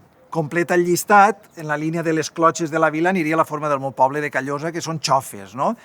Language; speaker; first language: Catalan; native; Catalan